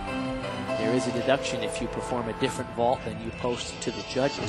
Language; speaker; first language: English; native; English